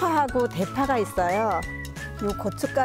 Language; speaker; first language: Korean; native; Korean